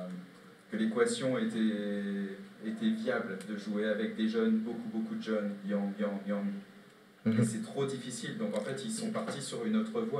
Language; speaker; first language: French; native; French